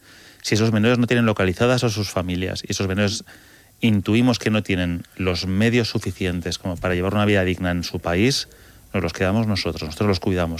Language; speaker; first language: Spanish; native; Spanish